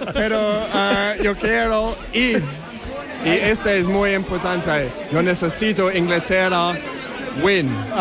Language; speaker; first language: Spanish; non-native, learner; English